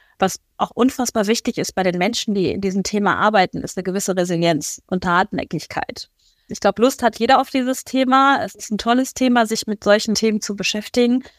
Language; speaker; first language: German; early bilingual, other home language; Persian